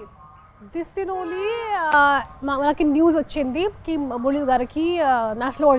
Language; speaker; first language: Telugu; non-native, local second language; Hindi